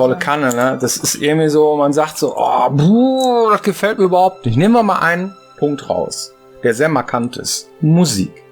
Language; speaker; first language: German; native; German